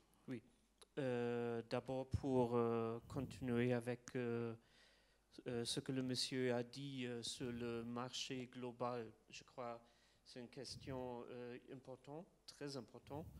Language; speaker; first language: French; non-native, fluent; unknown